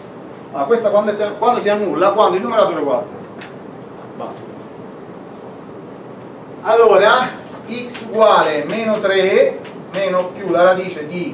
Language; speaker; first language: Italian; native; Italian